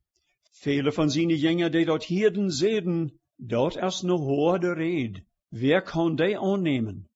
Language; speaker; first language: German; early bilingual, heritage; Plautdietsch